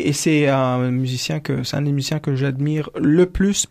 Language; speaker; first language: French; non-native, local second language; Kinyarwanda